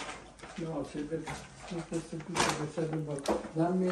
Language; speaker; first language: Italian; native; Italian